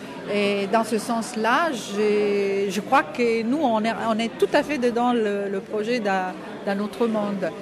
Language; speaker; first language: French; non-native, fluent; Italian